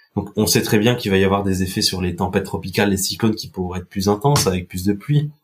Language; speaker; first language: French; non-native, local second language; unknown